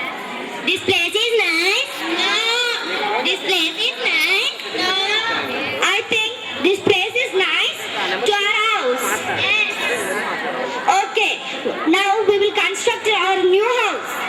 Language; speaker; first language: English; non-native, learner; Telugu